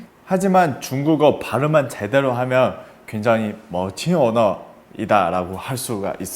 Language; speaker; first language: Korean; non-native, fluent; Chinese